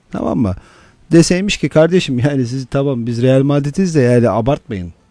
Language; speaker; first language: Turkish; native; Turkish